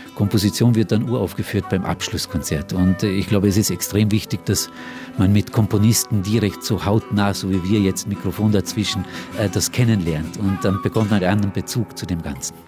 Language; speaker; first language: German; non-native, local second language; Slovenian